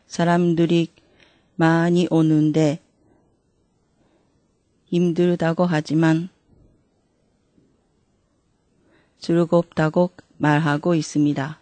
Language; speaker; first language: Korean; non-native, fluent; Japanese